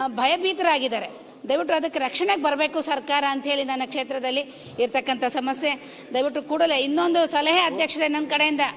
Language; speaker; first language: Kannada; native; Kannada